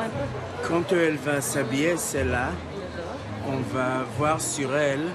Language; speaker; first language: French; non-native, fluent; Hebrew